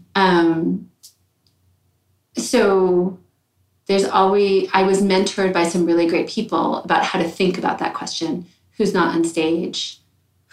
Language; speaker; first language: English; native; English